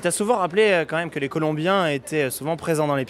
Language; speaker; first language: French; native; French